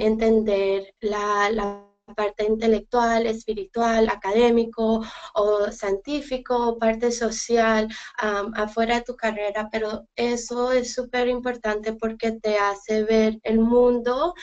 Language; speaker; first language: Spanish; early bilingual, heritage; Spanish